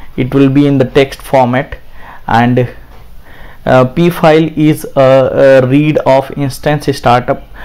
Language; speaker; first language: English; non-native, local second language; Hindi